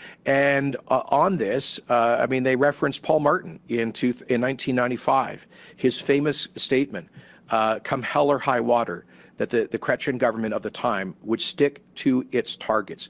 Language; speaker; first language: English; native; English